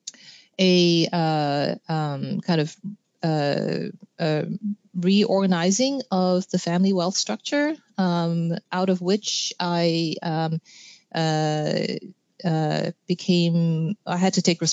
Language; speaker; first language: English; non-native, local second language; Cantonese